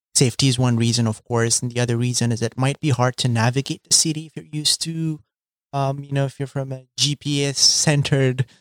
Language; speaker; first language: English; non-native, fluent; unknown